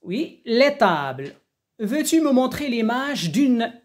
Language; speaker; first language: French; non-native, local second language; Arabic